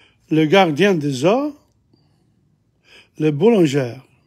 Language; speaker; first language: French; non-native, fluent; English